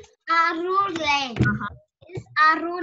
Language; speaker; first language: English; non-native, learner; Spanish